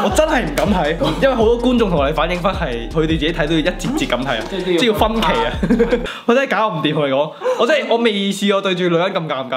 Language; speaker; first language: Chinese; native; Chinese